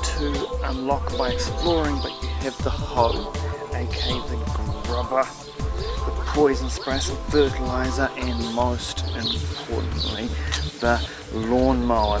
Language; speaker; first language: English; native; English